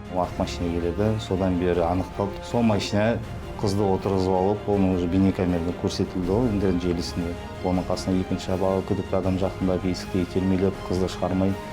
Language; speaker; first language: Kazakh; native; Kazakh